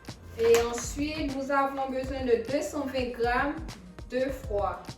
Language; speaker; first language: French; non-native, fluent; English